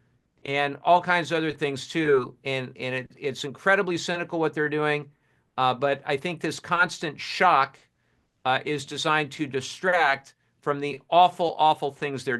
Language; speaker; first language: English; native; English